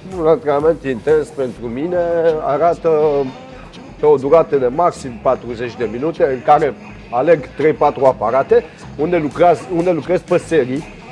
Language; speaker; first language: Romanian; early bilingual, heritage; Romanian